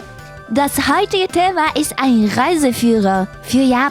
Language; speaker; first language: German; non-native, fluent; Japanese